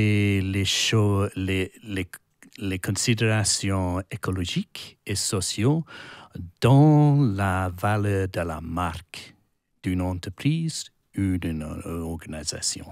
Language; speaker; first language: French; non-native, learner; English